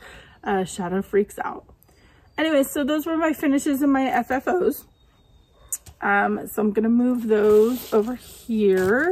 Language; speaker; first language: English; native; English